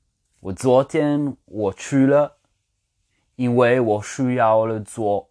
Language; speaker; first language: Chinese; non-native, learner; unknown